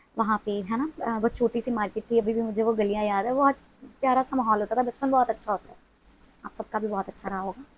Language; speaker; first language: Hindi; non-native, local second language; Punjabi